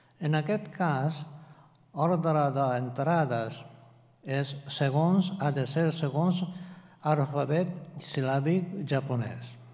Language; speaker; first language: Catalan; non-native, fluent; Japanese